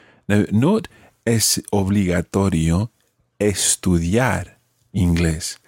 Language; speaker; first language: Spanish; non-native, fluent; English